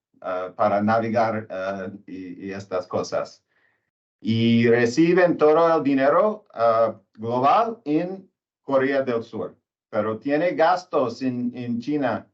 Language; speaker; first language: Spanish; non-native, learner; English